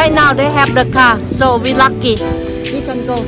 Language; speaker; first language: English; non-native, learner; Chinese